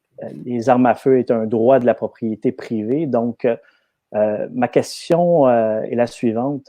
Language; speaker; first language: French; native; French